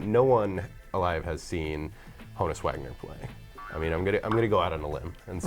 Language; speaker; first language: English; native; English